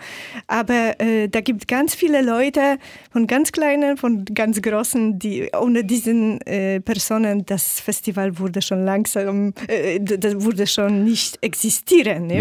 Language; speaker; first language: German; non-native, fluent; Polish